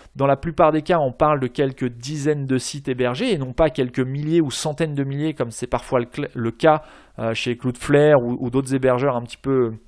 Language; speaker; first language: French; native; French